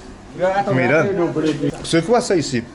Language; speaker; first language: French; non-native, learner; Spanish